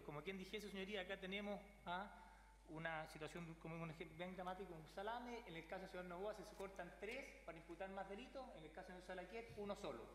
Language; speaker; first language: Spanish; native; Spanish